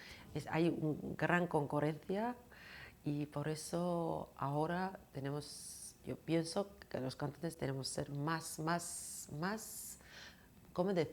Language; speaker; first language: Spanish; non-native, fluent; Georgian